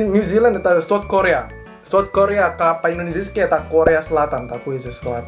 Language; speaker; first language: Russian; non-native, learner; Indonesian